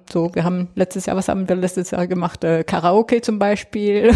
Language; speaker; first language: German; non-native, fluent; French